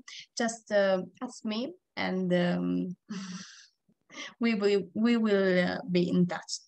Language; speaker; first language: English; non-native, learner; Italian